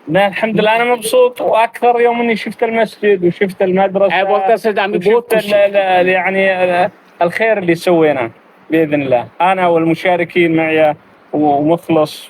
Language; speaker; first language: Arabic; native; Arabic